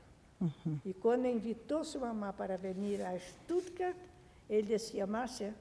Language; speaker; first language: Spanish; non-native, fluent; Portuguese